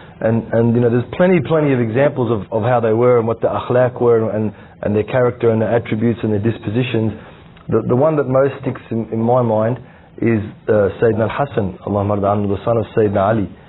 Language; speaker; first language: English; native; English